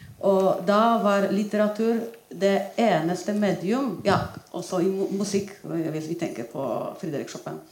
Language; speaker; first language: Norwegian; non-native, fluent; Polish